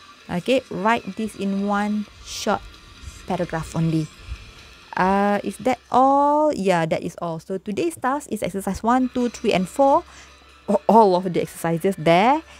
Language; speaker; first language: English; non-native, local second language; Malay